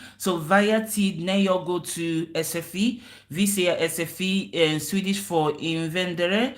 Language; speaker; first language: Swedish; non-native, learner; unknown